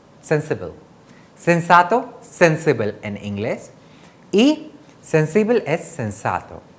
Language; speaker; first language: Spanish; non-native, fluent; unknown